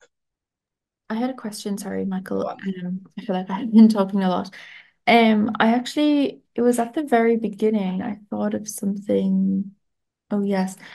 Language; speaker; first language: English; non-native, fluent; Italian